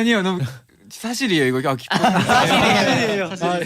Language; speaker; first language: Korean; non-native, fluent; Japanese